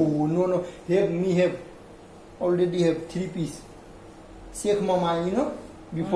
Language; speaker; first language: English; non-native, learner; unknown